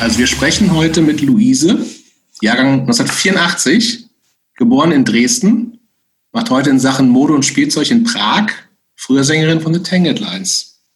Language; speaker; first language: German; native; German